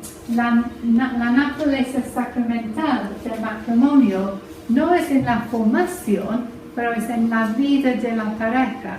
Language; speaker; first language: Spanish; non-native, fluent; English